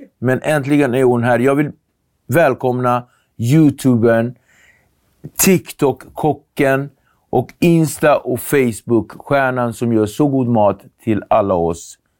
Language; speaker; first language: Swedish; early bilingual, other home language; Kabuverdianu